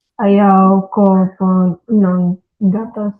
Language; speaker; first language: Filipino; non-native, learner; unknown